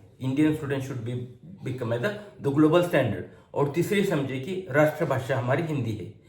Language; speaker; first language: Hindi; non-native, local second language; Marathi